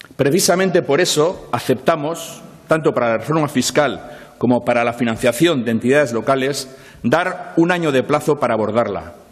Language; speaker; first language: Spanish; native; Spanish